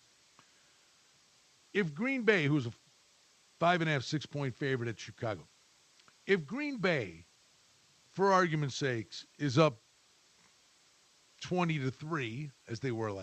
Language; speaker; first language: English; native; English